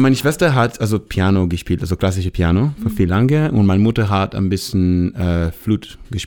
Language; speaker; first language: German; non-native, learner; Hebrew